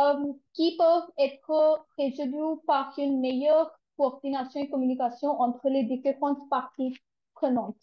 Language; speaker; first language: French; non-native, learner; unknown